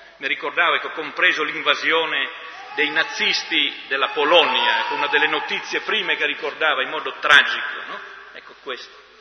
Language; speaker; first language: Italian; native; Italian